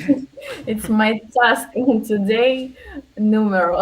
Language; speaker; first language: English; non-native, learner; Russian